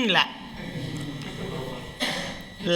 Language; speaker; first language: Arabic; non-native, fluent; Indonesian